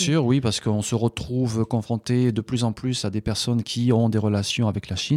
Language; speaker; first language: French; native; French